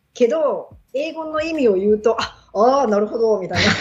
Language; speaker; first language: Japanese; native; Japanese